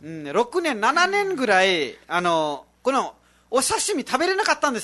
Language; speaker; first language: Japanese; non-native, fluent; Nepali